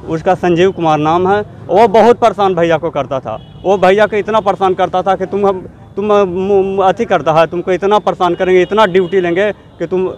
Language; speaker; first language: Hindi; native; Hindi